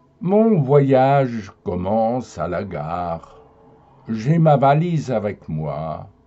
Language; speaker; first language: French; non-native, fluent; German